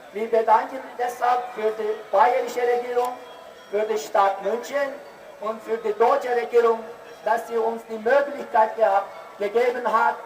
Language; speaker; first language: German; non-native, fluent; Uyghur